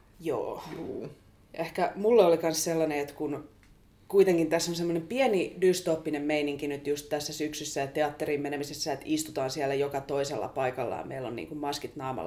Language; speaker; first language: Finnish; native; Finnish